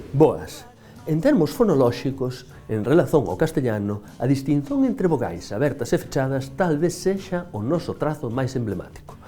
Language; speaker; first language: Galician; native; Galician